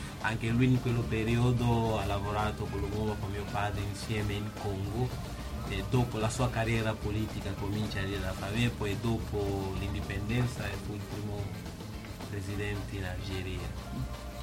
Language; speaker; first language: Italian; non-native, fluent; Lingala